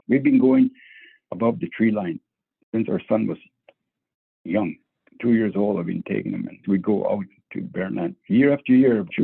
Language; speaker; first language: English; native; English